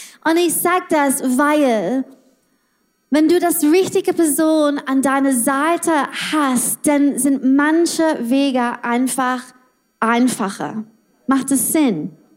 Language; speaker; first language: German; non-native, learner; English